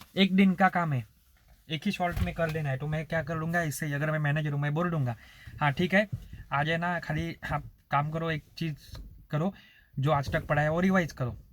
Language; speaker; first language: Hindi; non-native, local second language; Marathi